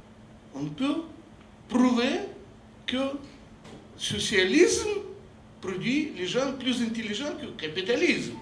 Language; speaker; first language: French; non-native, fluent; Russian